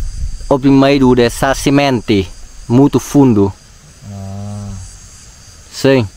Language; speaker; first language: Portuguese; non-native, learner; Vietnamese